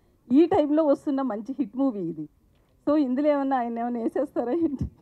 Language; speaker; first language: Telugu; native; Telugu